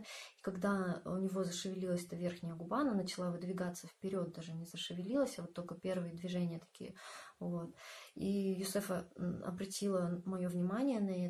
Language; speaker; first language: Russian; native; Russian